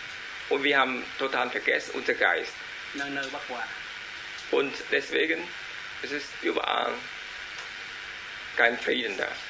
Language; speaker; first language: German; non-native, learner; Vietnamese